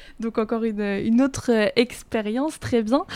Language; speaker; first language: French; native; French